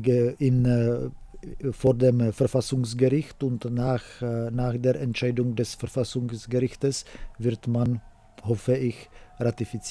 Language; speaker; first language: German; non-native, fluent; Czech